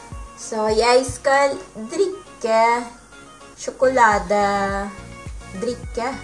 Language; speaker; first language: Norwegian; non-native, learner; Filipino